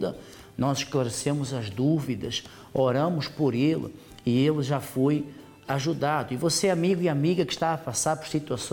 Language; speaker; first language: Portuguese; native; Portuguese